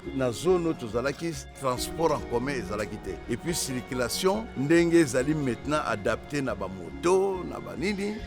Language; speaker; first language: Lingala; native; Lingala